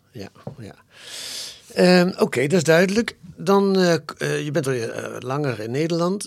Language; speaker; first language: Dutch; native; Dutch